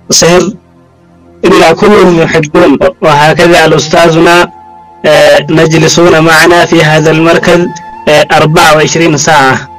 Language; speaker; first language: Arabic; non-native, learner; Oromo